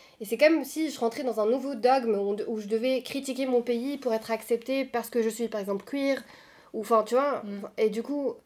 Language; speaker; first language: French; non-native, local second language; Arabic